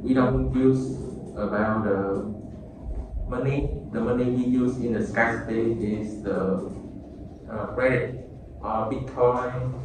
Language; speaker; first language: English; non-native, learner; Vietnamese